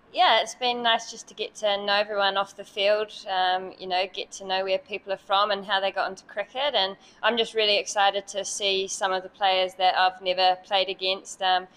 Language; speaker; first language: English; native; English